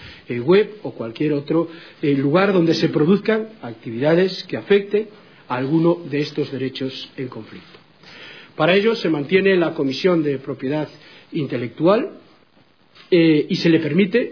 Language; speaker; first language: Spanish; native; Spanish